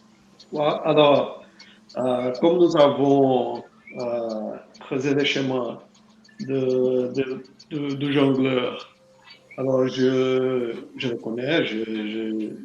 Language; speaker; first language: French; non-native, learner; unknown